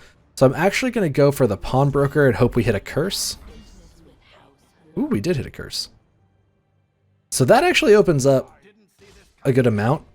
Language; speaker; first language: English; native; English